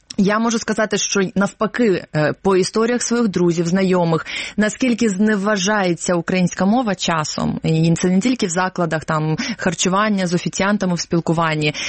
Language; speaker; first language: Ukrainian; non-native, local second language; Russian